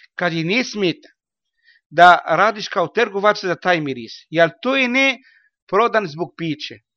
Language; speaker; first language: Bosnian; non-native, learner; Arabic